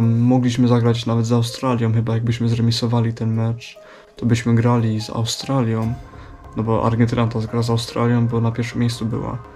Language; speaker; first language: Polish; early bilingual, heritage; Polish